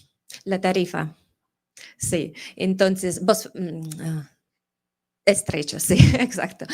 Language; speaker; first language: Spanish; non-native, fluent; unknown